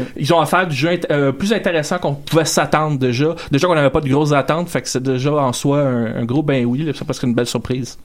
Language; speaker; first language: French; native; French